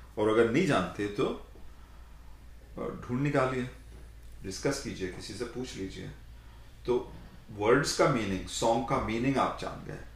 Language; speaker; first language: Hindi; native; Hindi